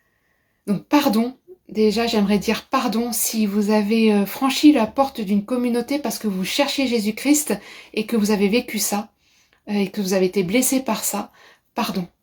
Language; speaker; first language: French; native; French